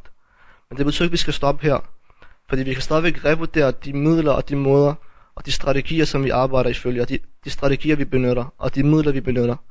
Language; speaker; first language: Danish; early bilingual, other home language; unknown